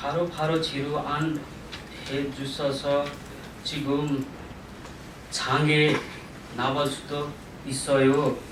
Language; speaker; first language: Korean; non-native, learner; Nepali